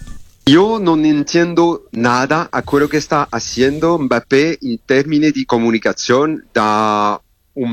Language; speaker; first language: Spanish; non-native, fluent; Italian